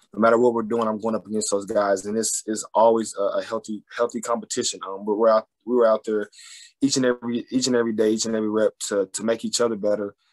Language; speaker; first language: English; native; English